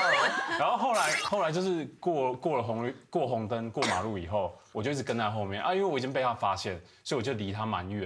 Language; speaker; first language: Chinese; native; Chinese